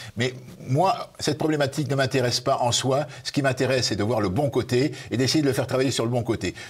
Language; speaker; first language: French; native; French